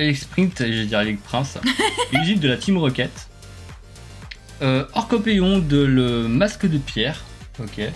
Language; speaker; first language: French; native; French